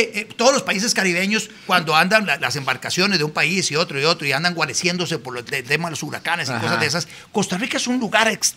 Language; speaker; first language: Spanish; native; Spanish